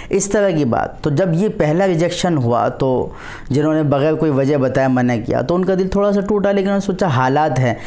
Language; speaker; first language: Urdu; native; Urdu